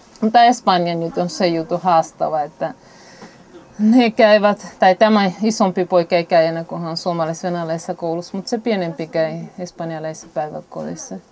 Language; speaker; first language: Finnish; non-native, fluent; Spanish